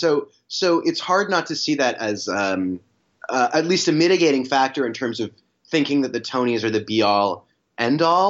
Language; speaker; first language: English; native; English